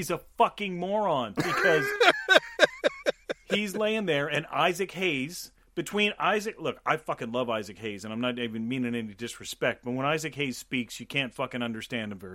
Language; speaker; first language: English; native; English